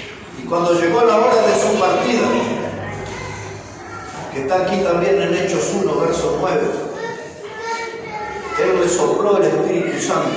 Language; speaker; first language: Spanish; native; Spanish